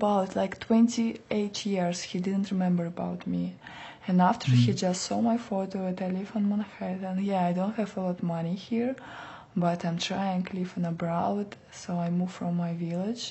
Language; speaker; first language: English; non-native, learner; Russian